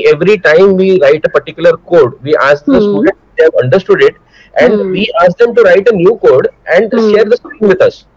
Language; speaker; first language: English; non-native, local second language; Marathi